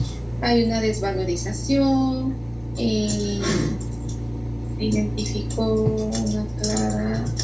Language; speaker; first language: Spanish; native; Spanish